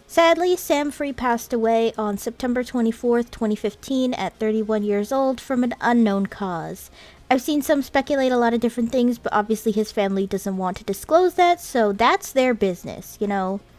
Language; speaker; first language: English; native; English